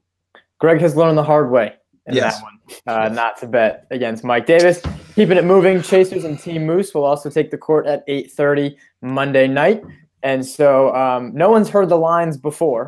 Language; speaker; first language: English; native; English